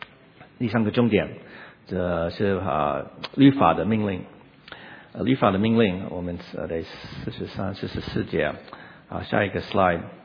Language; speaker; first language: Chinese; non-native, learner; English